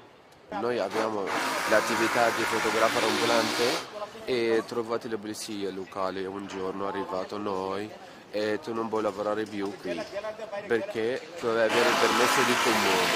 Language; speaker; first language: Italian; non-native, learner; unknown